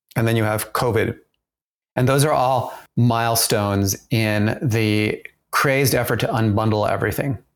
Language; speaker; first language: English; early bilingual, other home language; German